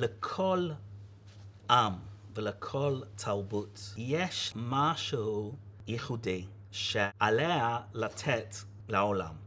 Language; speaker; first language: Hebrew; non-native, fluent; English